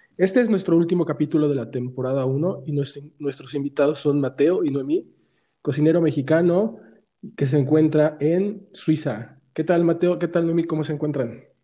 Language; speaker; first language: Spanish; native; Spanish